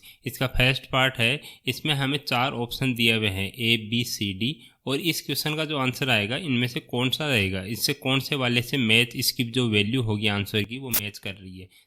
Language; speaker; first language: Hindi; native; Hindi